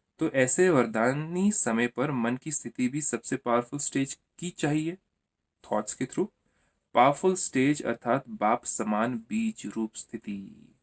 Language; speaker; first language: Hindi; native; Hindi